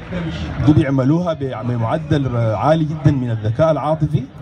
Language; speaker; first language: Arabic; native; Arabic